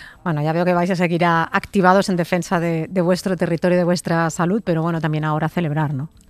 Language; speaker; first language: Spanish; native; Spanish